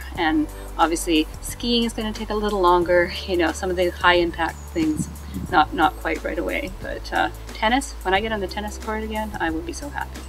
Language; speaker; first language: English; native; English